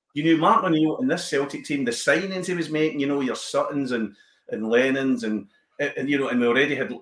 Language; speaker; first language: English; native; English